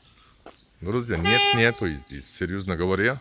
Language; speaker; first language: Russian; non-native, learner; Turkish